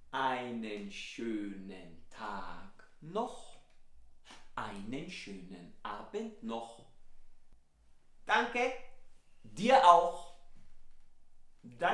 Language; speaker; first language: German; non-native, fluent; Italian